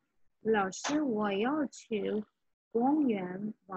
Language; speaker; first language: Chinese; non-native, fluent; Urdu